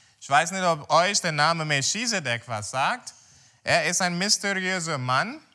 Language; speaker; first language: German; non-native, fluent; Portuguese